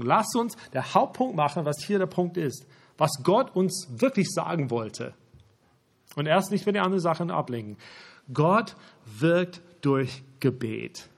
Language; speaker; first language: German; non-native, fluent; English